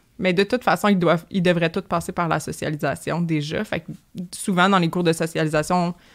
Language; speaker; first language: French; native; French